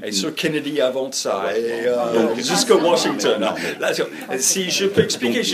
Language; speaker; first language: French; non-native, fluent; English